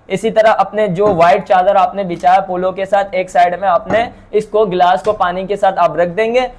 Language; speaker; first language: Urdu; non-native, local second language; Bangla